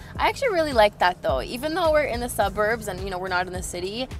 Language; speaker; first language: English; native; English